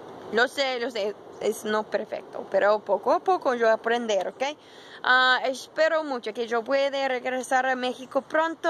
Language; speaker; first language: Spanish; non-native, learner; English